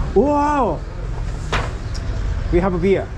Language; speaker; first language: English; non-native, learner; Japanese